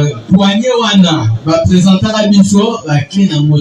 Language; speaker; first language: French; non-native, local second language; Lingala